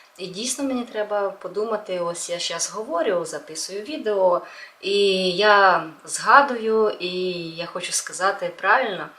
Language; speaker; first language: Ukrainian; non-native, local second language; Russian